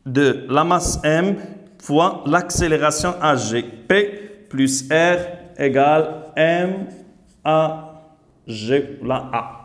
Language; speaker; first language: French; non-native, local second language; Arabic